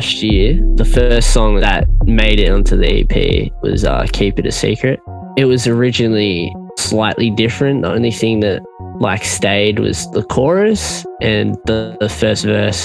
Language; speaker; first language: English; native; English